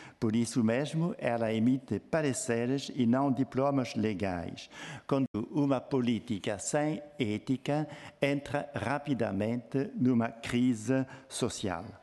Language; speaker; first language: Portuguese; non-native, fluent; French